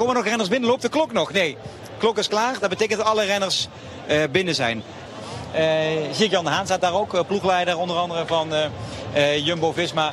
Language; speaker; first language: Dutch; native; Dutch